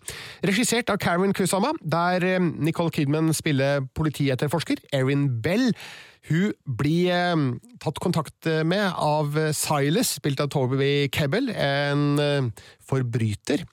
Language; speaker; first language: Norwegian; native; Norwegian